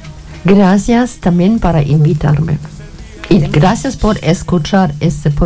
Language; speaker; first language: Spanish; non-native, fluent; German